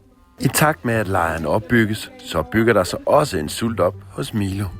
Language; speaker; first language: Danish; native; Danish